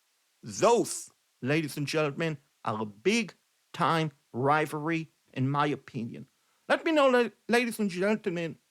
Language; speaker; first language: English; non-native, fluent; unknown